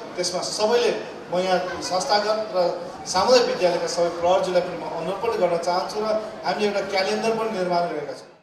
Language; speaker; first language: Nepali; non-native, local second language; Newari